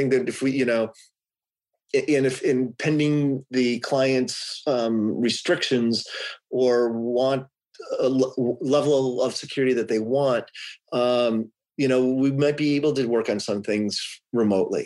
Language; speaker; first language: English; native; English